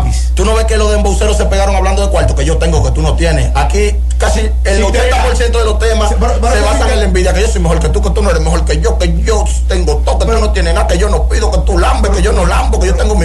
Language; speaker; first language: Spanish; native; Spanish